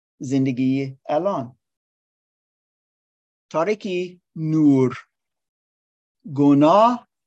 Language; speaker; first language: Persian; non-native, learner; English